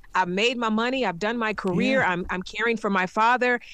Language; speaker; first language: English; native; English